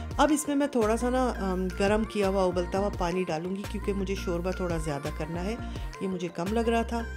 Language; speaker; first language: Urdu; native; Urdu